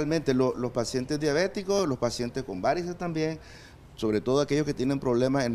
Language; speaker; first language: Spanish; native; Spanish